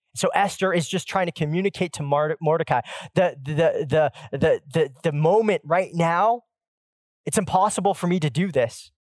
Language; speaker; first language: English; native; English